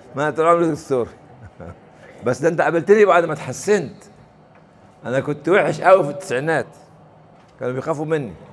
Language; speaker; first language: Arabic; native; Arabic